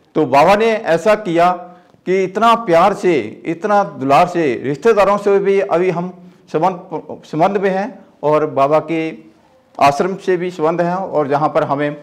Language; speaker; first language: Hindi; native; Hindi